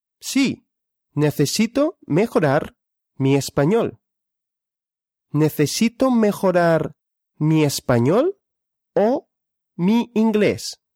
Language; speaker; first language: Spanish; non-native, fluent; Russian